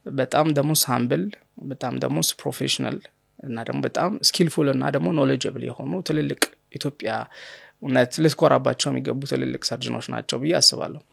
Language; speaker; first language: Amharic; native; Amharic